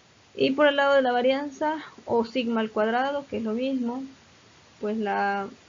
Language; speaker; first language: Spanish; native; Spanish